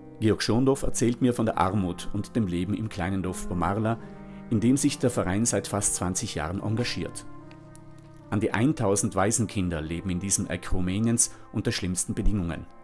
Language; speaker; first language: German; native; German